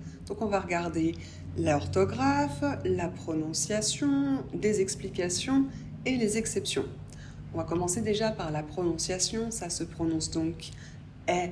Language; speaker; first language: French; native; French